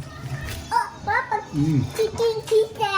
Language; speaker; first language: Japanese; early bilingual, heritage; Japanese